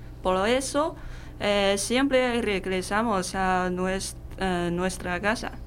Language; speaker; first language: Spanish; non-native, learner; Chinese